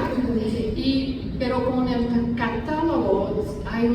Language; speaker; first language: Spanish; non-native, fluent; English